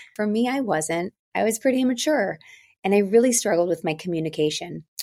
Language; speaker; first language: English; native; English